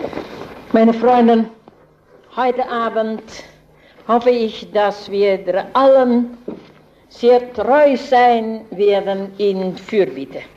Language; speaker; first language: German; non-native, fluent; Dutch